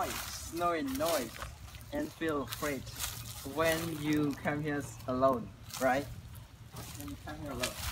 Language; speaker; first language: English; non-native, learner; Khmer